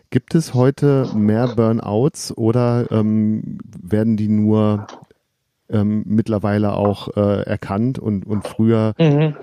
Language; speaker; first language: German; native; German